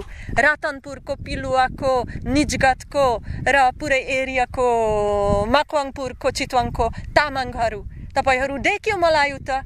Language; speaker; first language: Nepali; non-native, learner; Slovak